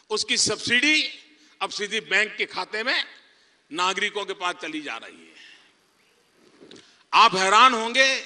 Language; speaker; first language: Hindi; non-native, local second language; Gujarati